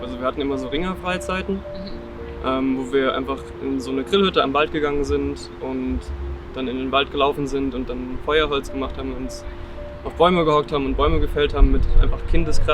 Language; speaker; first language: German; native; German